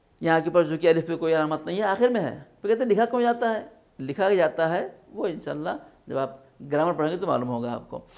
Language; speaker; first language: Urdu; native; Urdu